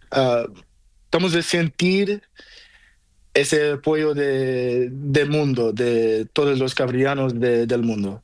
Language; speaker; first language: Spanish; non-native, learner; Portuguese